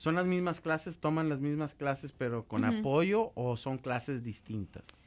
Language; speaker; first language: Spanish; native; Spanish